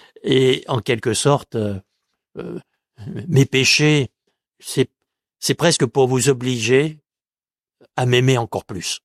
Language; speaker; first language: French; native; French